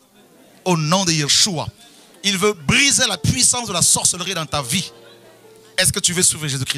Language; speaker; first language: French; non-native, local second language; Lingala